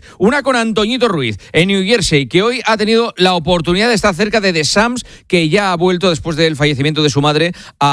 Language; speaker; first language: Spanish; native; Spanish